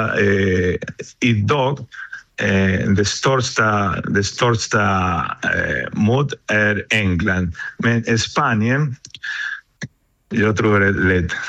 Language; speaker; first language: Swedish; non-native, learner; Spanish